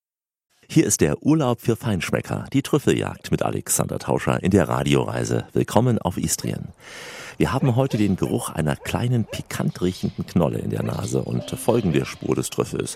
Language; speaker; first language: German; native; German